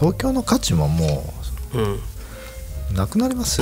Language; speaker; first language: Japanese; native; Japanese